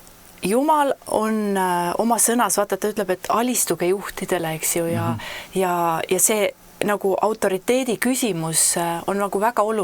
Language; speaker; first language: Estonian; native; Estonian